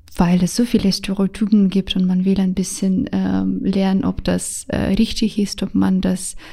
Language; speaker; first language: German; non-native, fluent; Russian